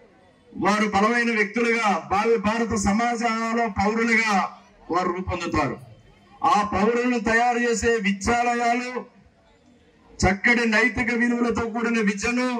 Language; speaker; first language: Telugu; native; Telugu